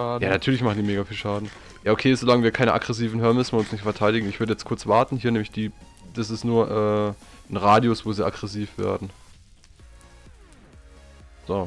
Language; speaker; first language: German; native; German